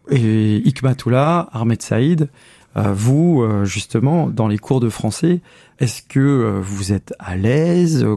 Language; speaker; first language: French; native; French